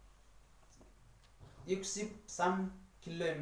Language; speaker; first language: Korean; non-native, learner; Nepali